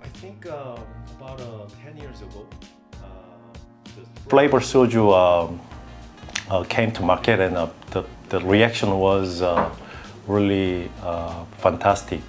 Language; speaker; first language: English; non-native, learner; Korean